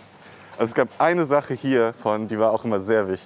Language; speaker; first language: German; native; German